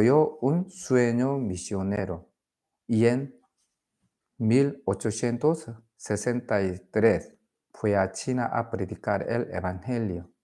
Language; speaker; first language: Spanish; non-native, learner; Korean